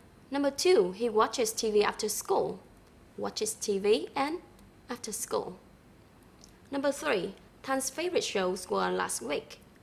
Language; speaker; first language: English; non-native, fluent; Vietnamese